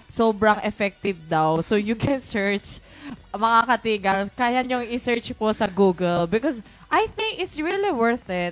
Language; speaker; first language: English; non-native, fluent; Korean